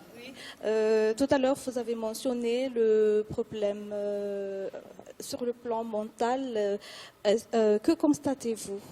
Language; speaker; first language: French; non-native, local second language; Malagasy